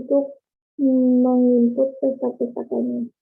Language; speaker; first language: Indonesian; native; Indonesian